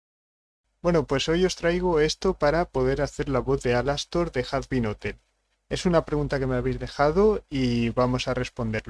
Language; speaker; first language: Spanish; native; Spanish